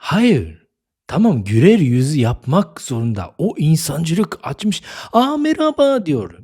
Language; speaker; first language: Turkish; non-native, fluent; Japanese